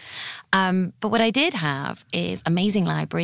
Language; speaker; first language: English; native; English